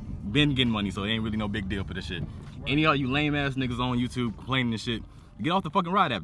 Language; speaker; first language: English; native; English